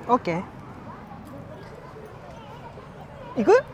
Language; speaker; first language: French; non-native, learner; Japanese